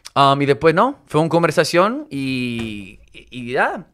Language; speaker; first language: Spanish; non-native, local second language; English